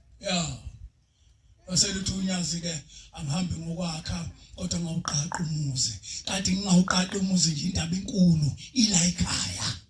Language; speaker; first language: Zulu; native; Zulu